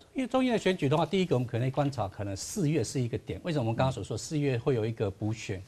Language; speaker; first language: Chinese; native; Chinese